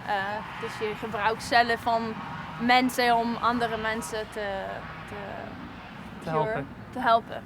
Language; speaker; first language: Dutch; non-native, fluent; Italian